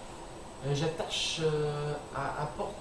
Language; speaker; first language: French; non-native, learner; English